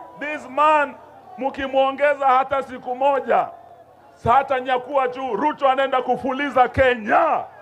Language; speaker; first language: Swahili; non-native, local second language; Luyia